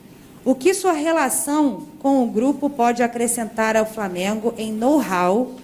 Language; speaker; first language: Portuguese; native; Portuguese